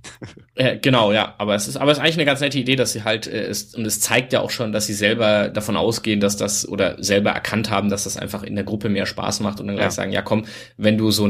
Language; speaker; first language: German; native; German